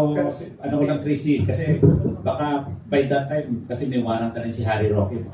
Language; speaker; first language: Filipino; native; Filipino